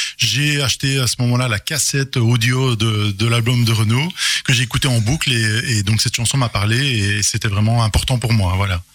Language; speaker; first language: French; native; French